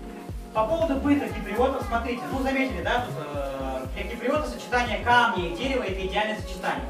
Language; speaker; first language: Russian; native; Russian